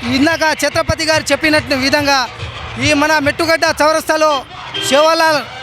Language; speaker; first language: Telugu; non-native, local second language; Lambadi